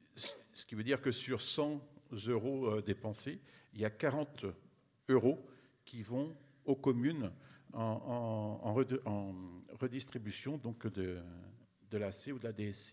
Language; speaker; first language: French; native; French